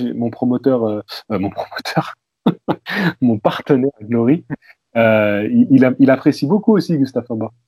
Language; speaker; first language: French; native; French